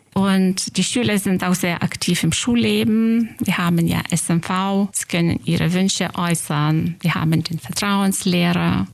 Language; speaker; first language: German; non-native, fluent; Lithuanian